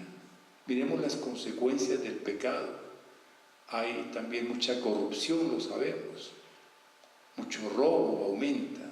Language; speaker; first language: Spanish; native; Spanish